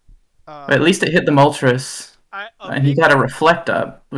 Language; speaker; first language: English; native; English